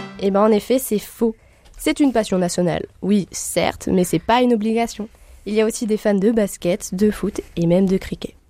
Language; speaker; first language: French; native; French